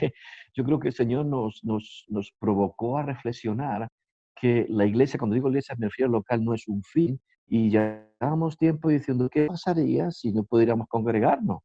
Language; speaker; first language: Spanish; native; Spanish